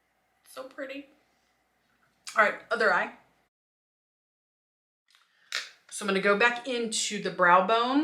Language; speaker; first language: English; native; English